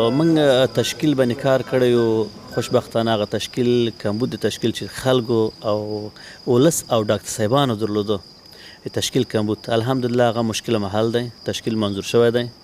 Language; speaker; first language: Pashto; non-native, local second language; Persian